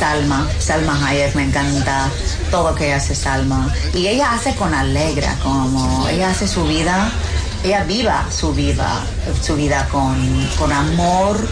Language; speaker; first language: Spanish; early bilingual, heritage; English